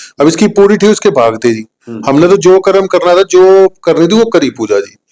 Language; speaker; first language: Hindi; native; Hindi